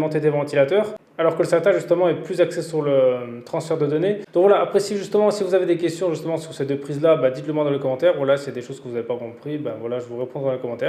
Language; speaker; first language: French; native; French